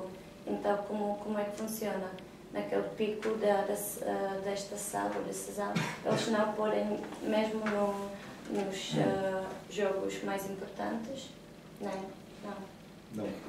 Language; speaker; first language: Portuguese; non-native, fluent; Czech